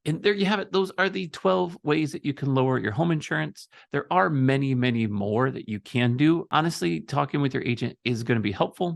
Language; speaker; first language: English; native; English